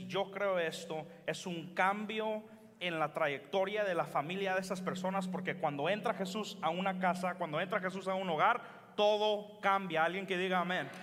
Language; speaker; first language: Spanish; early bilingual, heritage; Spanish